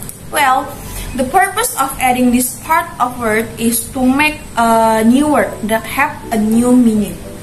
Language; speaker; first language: English; non-native, learner; Indonesian